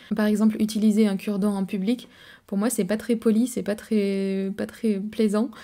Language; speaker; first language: French; native; French